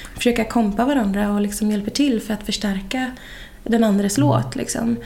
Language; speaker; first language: Swedish; native; Swedish